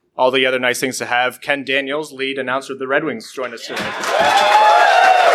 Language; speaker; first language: English; native; English